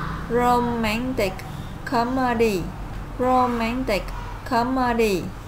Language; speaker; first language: English; non-native, fluent; Vietnamese